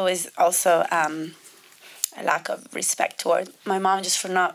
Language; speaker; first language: English; non-native, fluent; Italian